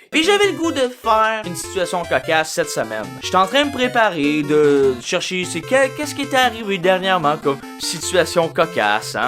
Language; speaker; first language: French; native; French